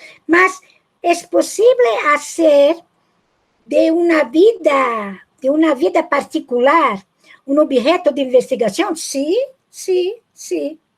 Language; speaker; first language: Spanish; non-native, fluent; Portuguese